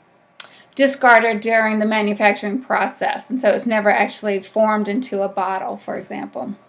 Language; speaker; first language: English; native; English